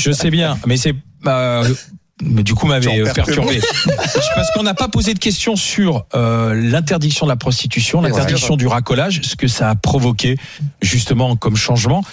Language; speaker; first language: French; native; French